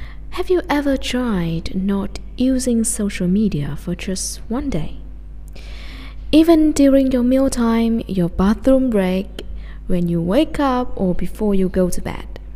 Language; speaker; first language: English; non-native, fluent; Vietnamese